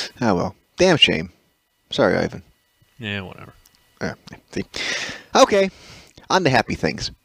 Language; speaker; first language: English; native; English